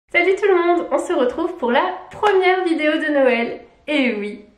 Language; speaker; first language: French; native; French